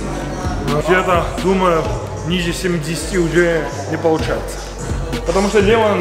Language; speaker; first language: Russian; non-native, fluent; Georgian